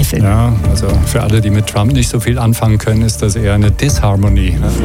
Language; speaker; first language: German; native; German